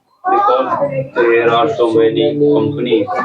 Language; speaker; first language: English; non-native, learner; Hindi